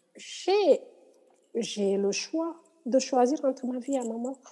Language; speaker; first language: French; non-native, local second language; Wolof